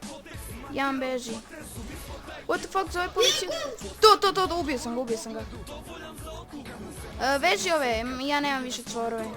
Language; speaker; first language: Croatian; native; Croatian